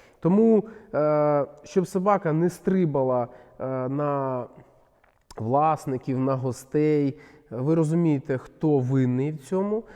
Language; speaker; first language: Ukrainian; non-native, local second language; Russian